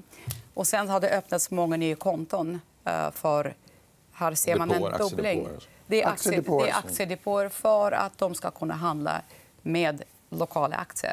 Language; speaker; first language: Swedish; non-native, fluent; Russian